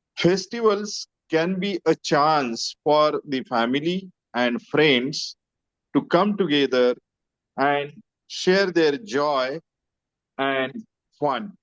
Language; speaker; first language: English; non-native, local second language; Marathi